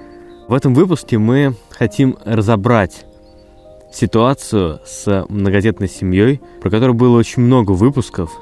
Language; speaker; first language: Russian; native; Russian